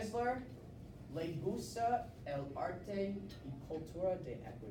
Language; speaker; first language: Spanish; non-native, learner; English